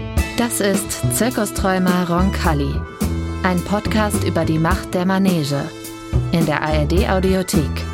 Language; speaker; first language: German; native; German